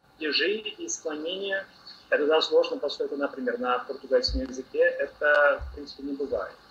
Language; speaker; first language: Russian; non-native, learner; Portuguese